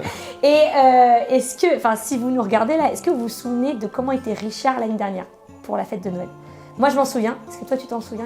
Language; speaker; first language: French; native; French